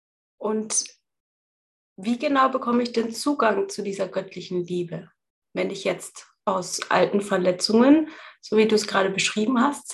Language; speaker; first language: German; native; German